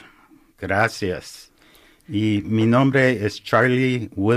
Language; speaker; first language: Spanish; non-native, learner; English